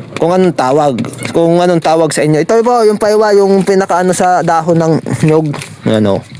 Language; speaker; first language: Filipino; non-native, local second language; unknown